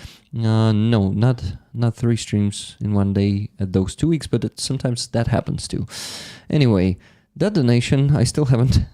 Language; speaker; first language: English; non-native, fluent; Ukrainian